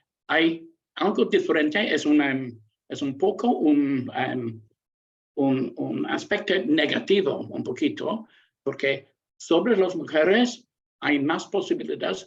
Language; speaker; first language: Spanish; non-native, learner; English